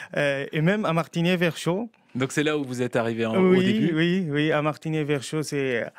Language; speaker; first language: French; non-native, fluent; Arabic